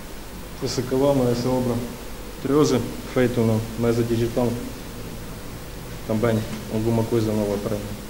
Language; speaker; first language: Portuguese; non-native, learner; Ukrainian